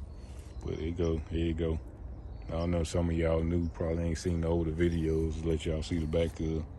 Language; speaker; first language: English; native; English